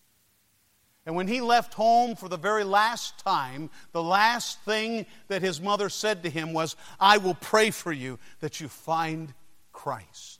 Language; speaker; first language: English; native; English